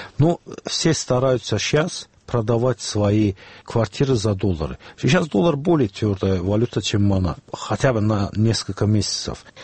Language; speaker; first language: Russian; non-native, local second language; Azerbaijani